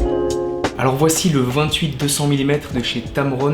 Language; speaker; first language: French; native; French